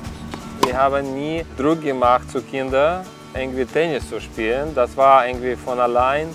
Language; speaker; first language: German; non-native, learner; Russian